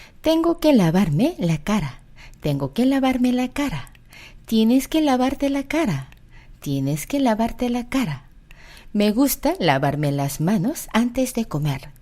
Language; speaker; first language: Spanish; non-native, fluent; Korean